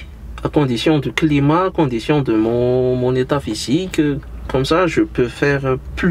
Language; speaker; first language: French; non-native, local second language; Malagasy